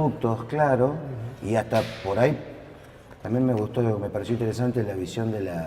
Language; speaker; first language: Spanish; native; Spanish